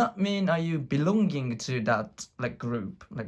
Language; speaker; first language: English; non-native, learner; Japanese